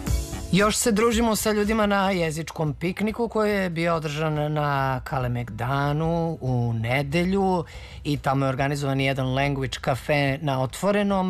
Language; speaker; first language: Serbian; native; Serbian